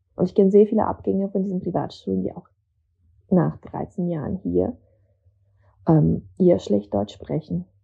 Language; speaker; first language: German; early bilingual, other home language; Russian